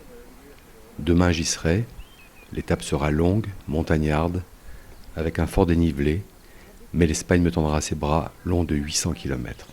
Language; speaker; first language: French; native; French